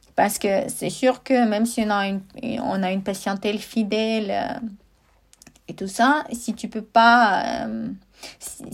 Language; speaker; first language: French; non-native, fluent; Russian